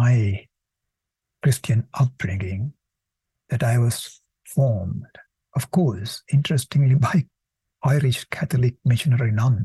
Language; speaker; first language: English; non-native, local second language; Sinhala